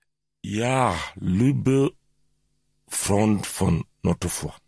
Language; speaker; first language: German; non-native, learner; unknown